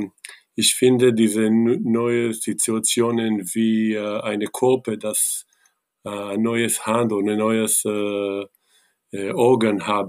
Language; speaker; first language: German; non-native, learner; Hebrew